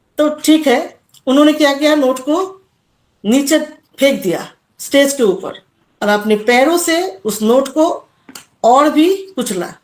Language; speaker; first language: Hindi; non-native, local second language; Assamese